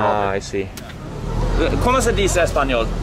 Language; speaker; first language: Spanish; non-native, learner; Norwegian